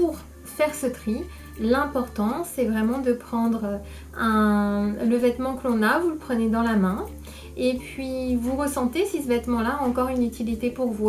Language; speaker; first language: French; native; French